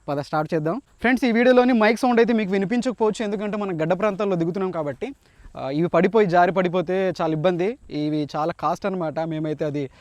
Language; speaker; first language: Telugu; native; Telugu